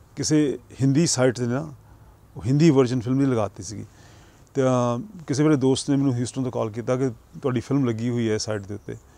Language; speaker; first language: Punjabi; early bilingual, heritage; Punjabi